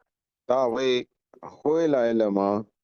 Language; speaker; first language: Chinese; non-native, learner; Urdu